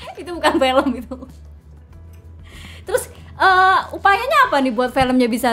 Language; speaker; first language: Indonesian; native; Indonesian